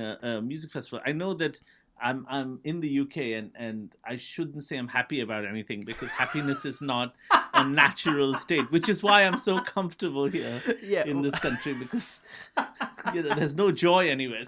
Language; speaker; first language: English; non-native, local second language; Bangla